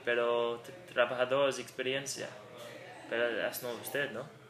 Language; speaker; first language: Spanish; non-native, learner; English